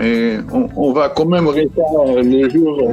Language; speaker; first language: French; non-native, fluent; Dutch